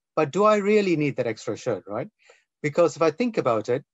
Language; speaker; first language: English; non-native, local second language; Tamil